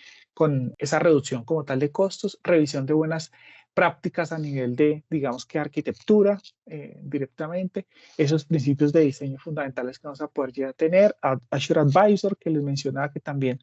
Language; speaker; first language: Spanish; native; Spanish